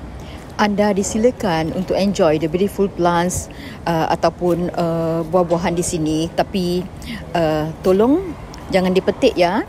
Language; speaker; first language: Malay; native; Malay